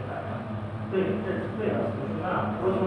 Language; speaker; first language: Chinese; native; Chinese